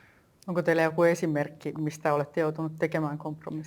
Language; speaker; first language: Finnish; native; Finnish